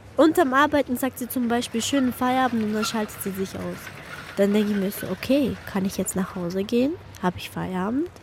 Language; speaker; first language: German; early bilingual, other home language; Turkish